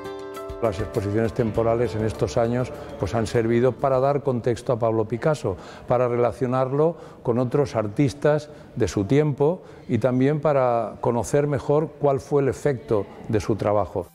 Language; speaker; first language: Spanish; native; Spanish